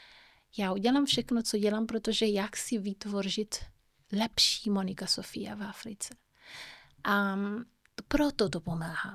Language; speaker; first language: Czech; non-native, fluent; Kabuverdianu